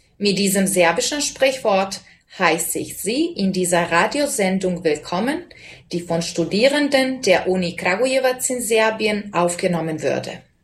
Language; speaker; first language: German; non-native, fluent; Serbian